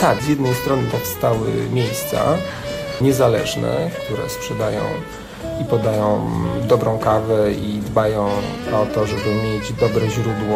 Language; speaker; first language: Polish; native; Polish